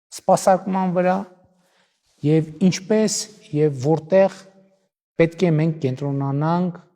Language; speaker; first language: Armenian; native; Armenian